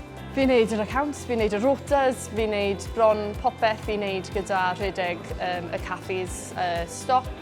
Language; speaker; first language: Welsh; native; Welsh